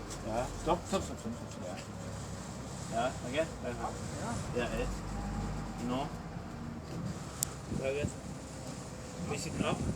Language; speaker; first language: German; non-native, learner; Latvian